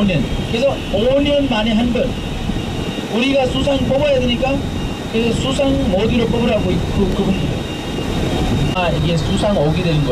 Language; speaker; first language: Korean; non-native, fluent; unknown